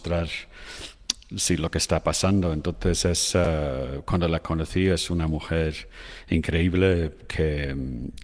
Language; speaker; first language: Spanish; non-native, fluent; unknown